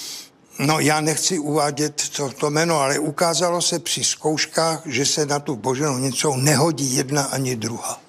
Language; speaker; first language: Czech; native; Czech